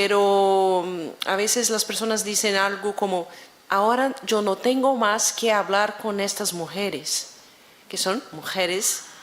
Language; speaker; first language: Spanish; non-native, fluent; Portuguese